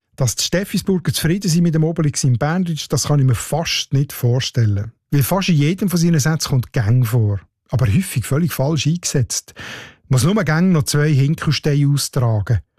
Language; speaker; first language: German; native; German